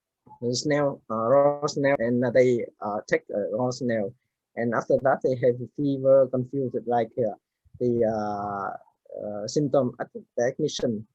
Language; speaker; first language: English; non-native, learner; Vietnamese